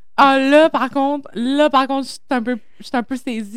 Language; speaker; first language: French; native; French